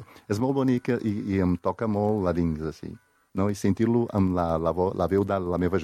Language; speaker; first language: Catalan; non-native, fluent; Portuguese